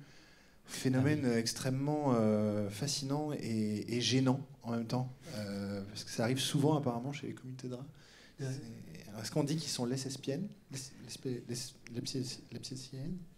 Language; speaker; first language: French; native; French